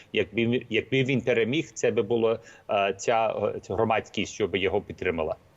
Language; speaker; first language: Ukrainian; early bilingual, heritage; Ukrainian